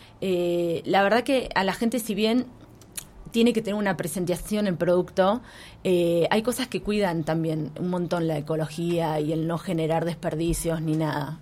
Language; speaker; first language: Spanish; native; Spanish